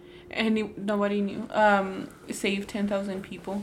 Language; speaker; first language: English; early bilingual, other home language; Spanish